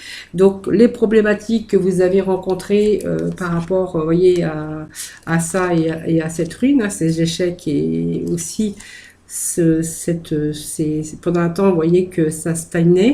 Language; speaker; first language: French; native; French